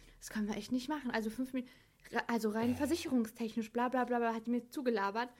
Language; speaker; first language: German; native; German